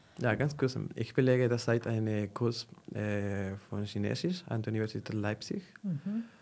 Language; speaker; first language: German; non-native, fluent; Spanish